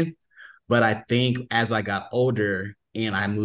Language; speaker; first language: English; native; English